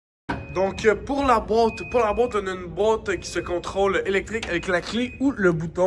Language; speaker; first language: French; native; French